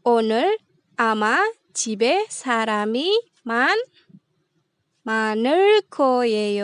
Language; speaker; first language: Korean; non-native, fluent; Indonesian